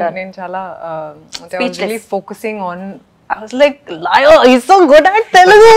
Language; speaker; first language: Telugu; non-native, fluent; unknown